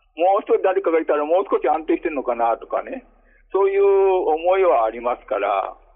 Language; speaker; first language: Japanese; native; Japanese